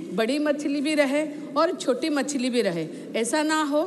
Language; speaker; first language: Hindi; non-native, local second language; Odia